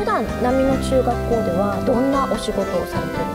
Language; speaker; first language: Japanese; native; Japanese